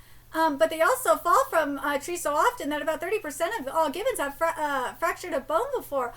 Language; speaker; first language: English; native; English